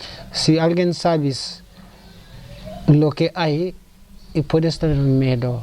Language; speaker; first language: Spanish; non-native, learner; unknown